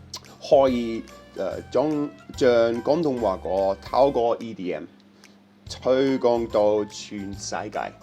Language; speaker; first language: Cantonese; non-native, fluent; English